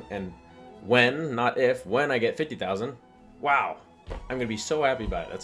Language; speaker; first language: English; native; English